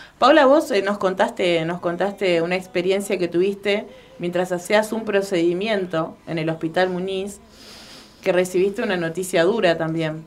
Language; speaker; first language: Spanish; native; Spanish